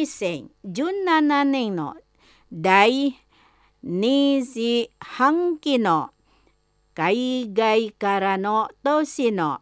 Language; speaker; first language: Japanese; non-native, fluent; Indonesian